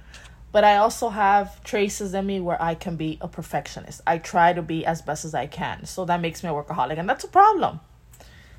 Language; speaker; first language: English; early bilingual, other home language; Spanish